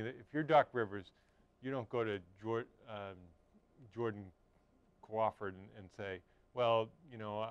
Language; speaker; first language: English; native; English